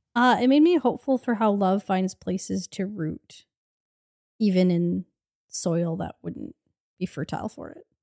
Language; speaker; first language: English; native; English